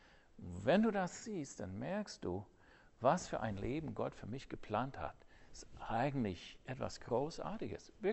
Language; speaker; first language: German; non-native, fluent; English